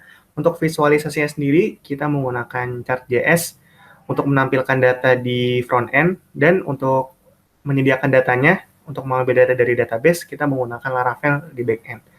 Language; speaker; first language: Indonesian; native; Indonesian